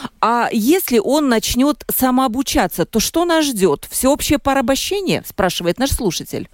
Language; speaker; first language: Russian; native; Russian